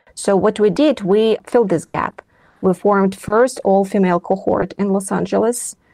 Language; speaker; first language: English; non-native, fluent; Russian